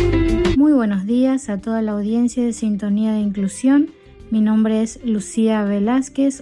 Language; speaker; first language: Spanish; native; Spanish